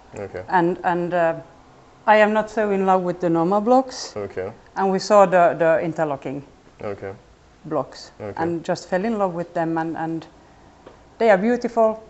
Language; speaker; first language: English; non-native, fluent; Finnish